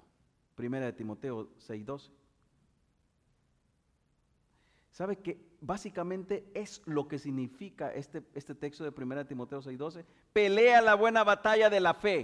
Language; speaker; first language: Spanish; native; Spanish